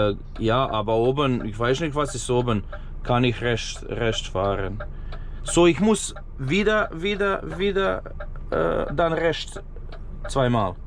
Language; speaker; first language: German; non-native, learner; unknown